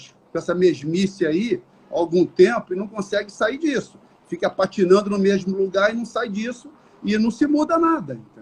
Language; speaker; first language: Portuguese; native; Portuguese